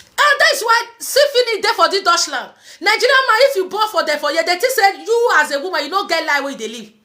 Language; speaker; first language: Nigerian Pidgin; native; Nigerian Pidgin